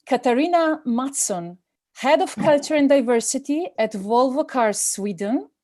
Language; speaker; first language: English; non-native, fluent; Slovenian